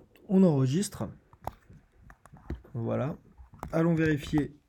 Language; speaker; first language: French; native; French